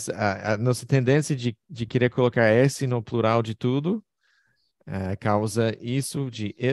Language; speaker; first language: Portuguese; non-native, fluent; English